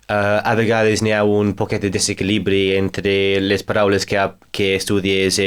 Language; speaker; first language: Catalan; non-native, fluent; English